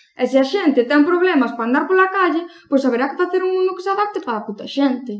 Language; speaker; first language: Galician; non-native, local second language; Spanish